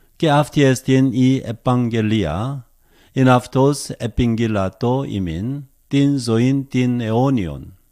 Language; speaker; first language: Greek; non-native, learner; Korean